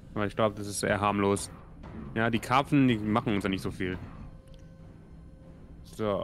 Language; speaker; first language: German; native; German